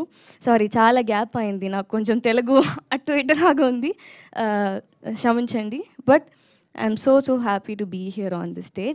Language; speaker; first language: Telugu; non-native, learner; Tamil